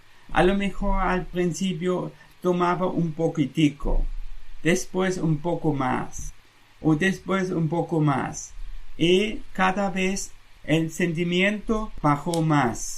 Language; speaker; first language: Spanish; non-native, fluent; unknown